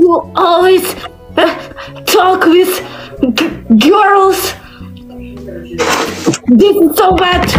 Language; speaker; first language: English; non-native, learner; Russian